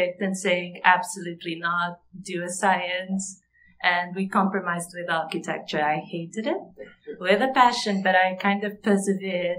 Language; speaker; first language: English; non-native, fluent; Portuguese